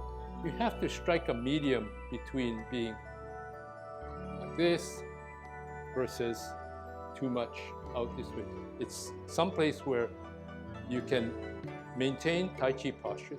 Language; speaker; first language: English; native; English